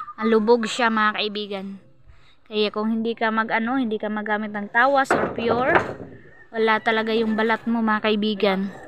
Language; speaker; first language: Filipino; non-native, local second language; Cebuano